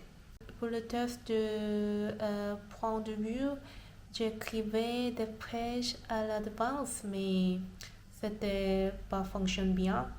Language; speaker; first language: French; non-native, learner; Korean